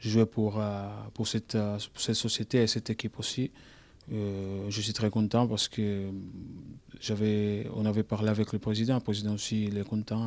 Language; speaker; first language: French; non-native, learner; Italian